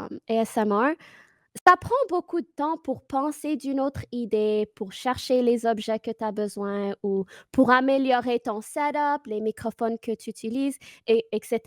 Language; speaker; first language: French; non-native, fluent; English